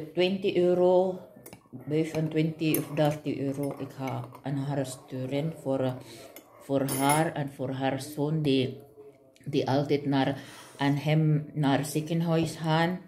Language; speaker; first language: Dutch; non-native, learner; Filipino